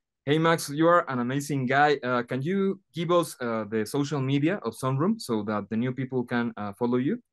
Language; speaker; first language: English; non-native, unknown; Spanish